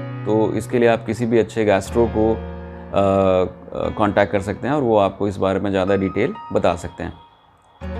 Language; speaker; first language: Hindi; native; Hindi